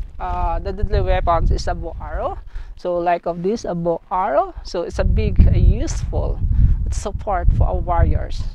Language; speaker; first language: English; non-native, learner; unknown